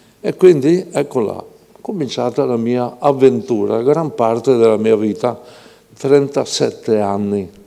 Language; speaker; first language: Italian; native; Italian